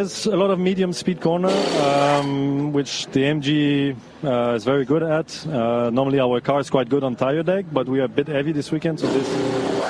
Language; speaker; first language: English; non-native, fluent; French